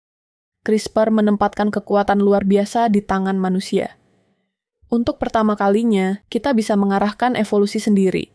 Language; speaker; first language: Indonesian; native; Indonesian